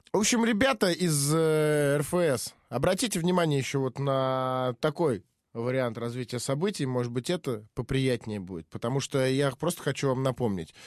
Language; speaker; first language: Russian; native; Russian